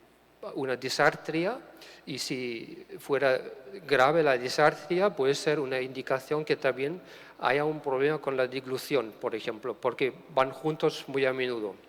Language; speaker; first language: Spanish; non-native, fluent; German